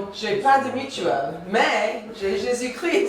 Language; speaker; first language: French; non-native, fluent; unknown